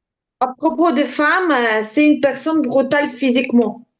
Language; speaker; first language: French; non-native, learner; Ukrainian